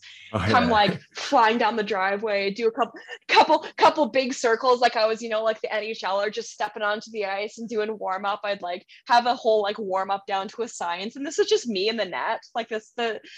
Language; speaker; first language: English; native; English